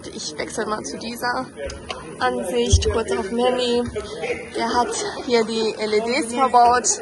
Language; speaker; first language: German; native; German